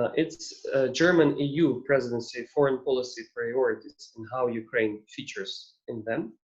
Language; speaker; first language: English; non-native, fluent; Ukrainian